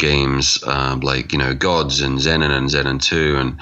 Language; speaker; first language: English; native; English